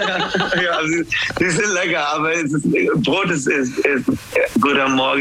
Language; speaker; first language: German; non-native, fluent; English